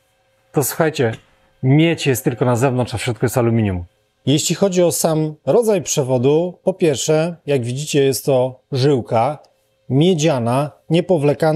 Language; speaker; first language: Polish; native; Polish